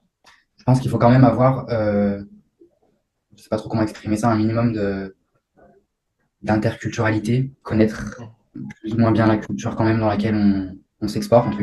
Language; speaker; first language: French; native; French